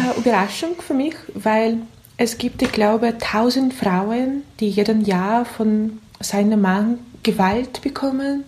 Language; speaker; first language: German; non-native, learner; Russian